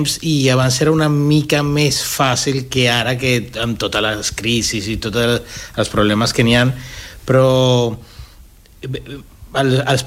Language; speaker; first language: Catalan; non-native, fluent; Spanish